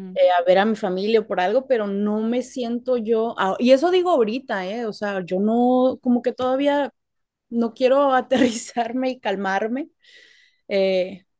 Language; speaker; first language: Spanish; native; Spanish